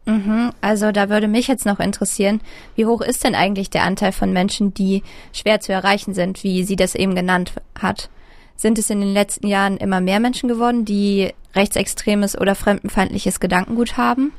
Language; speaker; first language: German; native; German